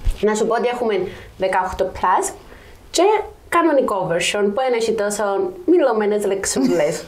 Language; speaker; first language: Greek; native; Greek